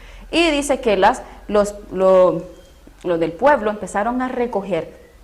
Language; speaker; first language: Spanish; native; Spanish